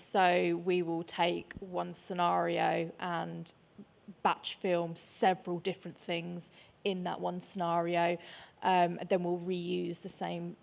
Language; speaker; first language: English; native; English